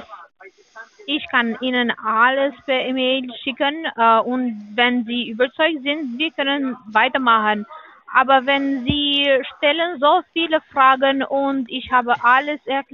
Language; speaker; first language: German; non-native, learner; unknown